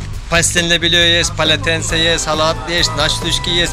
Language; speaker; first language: Russian; non-native, learner; Turkish